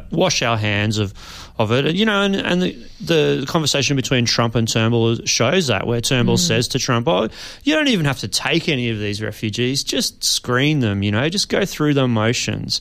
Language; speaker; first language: English; native; English